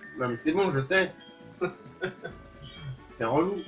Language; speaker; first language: French; native; French